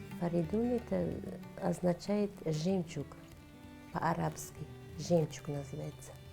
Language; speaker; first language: Russian; non-native, learner; Tajik